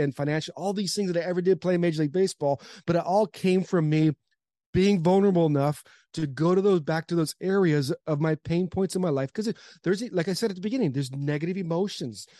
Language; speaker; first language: English; native; English